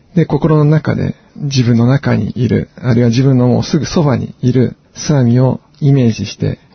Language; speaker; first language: Japanese; native; Japanese